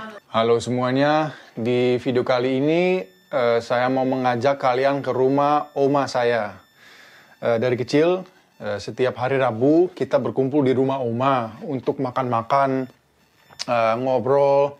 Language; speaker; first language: Indonesian; early bilingual, heritage; Indonesian